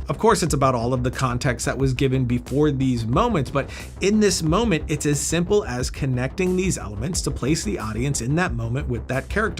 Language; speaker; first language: English; native; English